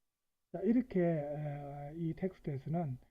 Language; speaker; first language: Korean; native; Korean